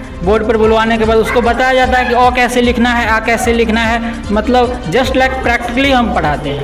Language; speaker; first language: Hindi; non-native, local second language; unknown